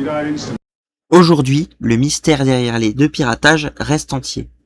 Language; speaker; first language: French; native; French